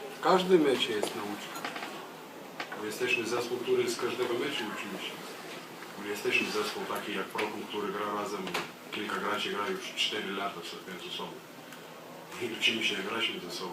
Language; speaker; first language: Polish; non-native, learner; Lithuanian